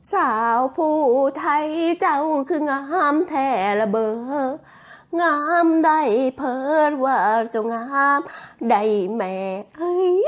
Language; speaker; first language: Thai; native; Thai